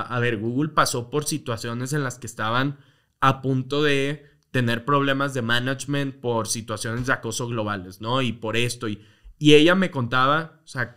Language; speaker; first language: Spanish; native; Spanish